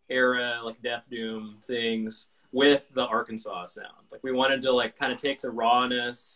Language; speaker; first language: English; native; English